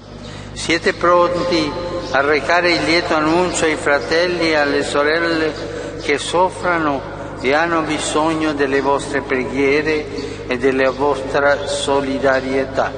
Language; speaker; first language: Italian; early bilingual, heritage; Spanish